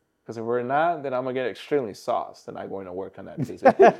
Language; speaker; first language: English; early bilingual, other home language; Spanish